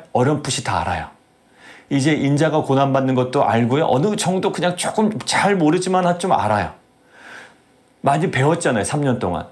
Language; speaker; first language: Korean; native; Korean